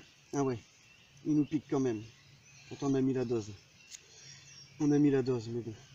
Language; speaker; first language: French; native; French